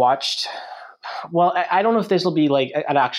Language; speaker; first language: English; non-native, fluent; French